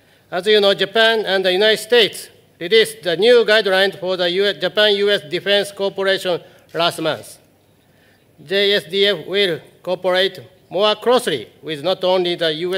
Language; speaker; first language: English; non-native, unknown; Japanese